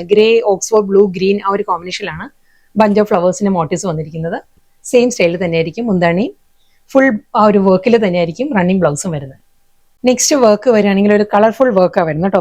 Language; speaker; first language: Malayalam; native; Malayalam